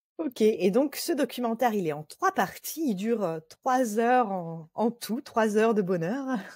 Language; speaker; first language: French; native; French